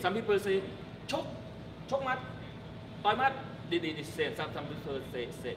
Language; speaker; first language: English; non-native, learner; Thai